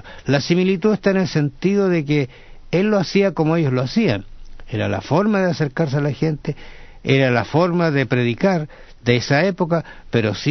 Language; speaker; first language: Spanish; native; Spanish